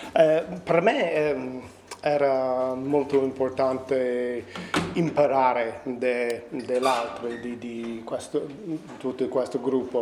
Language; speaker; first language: Italian; non-native, fluent; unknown